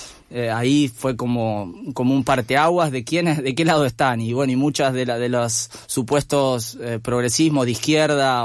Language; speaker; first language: Spanish; native; Spanish